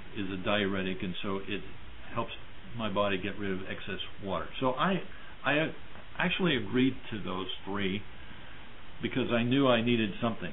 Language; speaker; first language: English; native; English